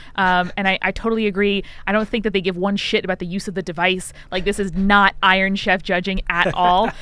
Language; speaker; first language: English; native; English